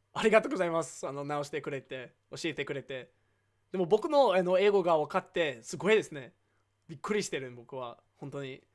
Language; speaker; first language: Japanese; non-native, learner; English